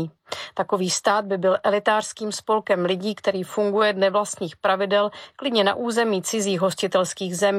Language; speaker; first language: Czech; native; Czech